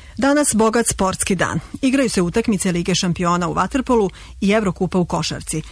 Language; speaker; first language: Croatian; native; Croatian